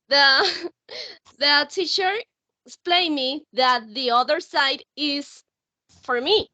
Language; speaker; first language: English; non-native, learner; Spanish